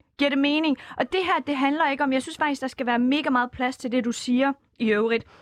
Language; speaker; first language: Danish; early bilingual, other home language; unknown